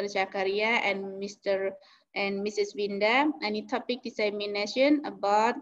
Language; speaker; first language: English; non-native, learner; Indonesian